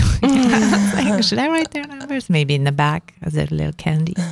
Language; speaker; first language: English; non-native, fluent; French